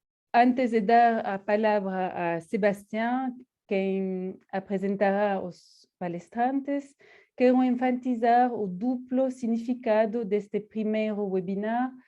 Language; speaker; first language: Portuguese; non-native, fluent; Spanish